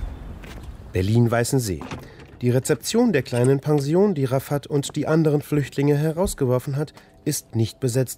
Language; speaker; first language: German; native; German